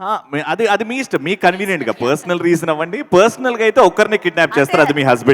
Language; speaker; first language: Telugu; native; Telugu